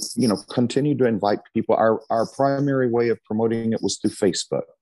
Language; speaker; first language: English; native; English